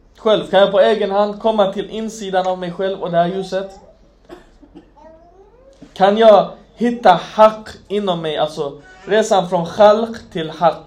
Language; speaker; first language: Swedish; non-native, fluent; Arabic